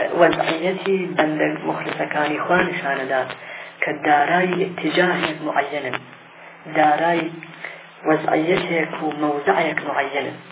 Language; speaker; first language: Central Kurdish; non-native, local second language; Gurani